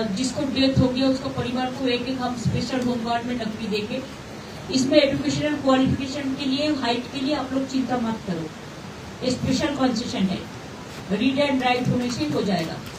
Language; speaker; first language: Hindi; non-native, local second language; Bangla